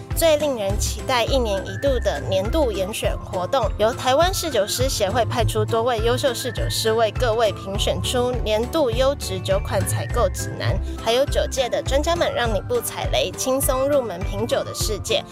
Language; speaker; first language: Chinese; native; Chinese